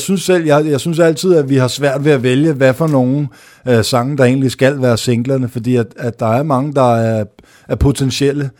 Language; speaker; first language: Danish; native; Danish